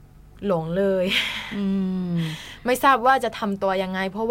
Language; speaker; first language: Thai; non-native, fluent; Japanese